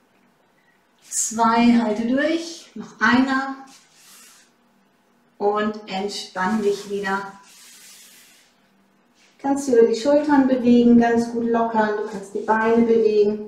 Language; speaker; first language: German; native; German